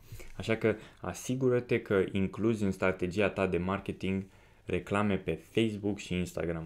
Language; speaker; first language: Romanian; native; Romanian